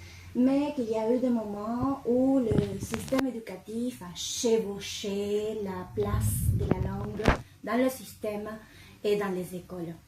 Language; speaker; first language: French; non-native, fluent; Spanish